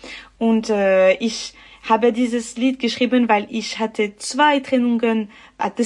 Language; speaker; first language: German; non-native, local second language; French